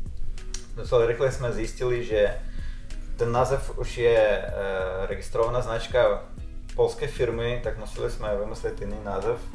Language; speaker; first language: Czech; non-native, fluent; Russian